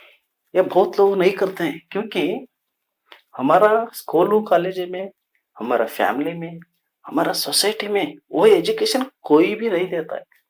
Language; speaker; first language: Hindi; non-native, local second language; Kannada